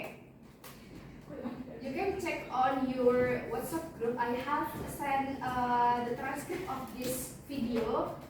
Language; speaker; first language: English; non-native, learner; Indonesian